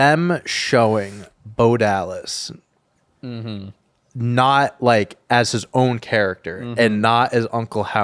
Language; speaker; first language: English; native; English